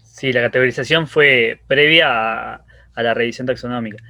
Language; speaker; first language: Spanish; native; Spanish